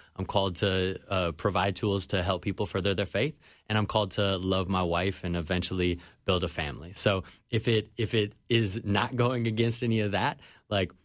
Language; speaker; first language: English; native; English